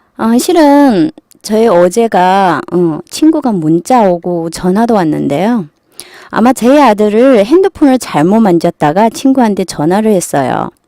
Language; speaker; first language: Korean; non-native, fluent; Chinese